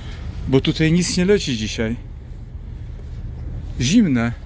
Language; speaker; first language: Polish; native; Polish